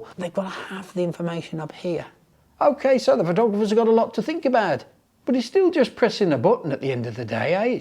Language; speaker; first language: English; native; English